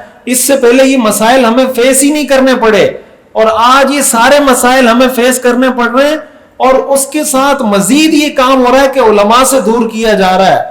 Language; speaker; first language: Urdu; native; Urdu